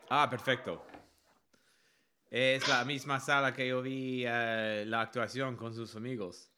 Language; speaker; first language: Spanish; non-native, learner; English